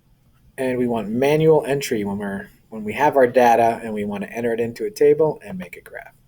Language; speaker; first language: English; native; English